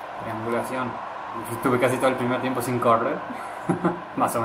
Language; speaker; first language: Spanish; native; Spanish